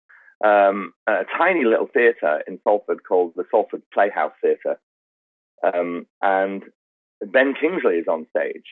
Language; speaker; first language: English; native; English